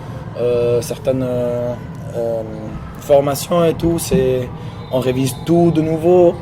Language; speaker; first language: French; non-native, local second language; Spanish